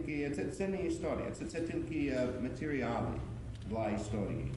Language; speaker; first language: Ukrainian; non-native, fluent; English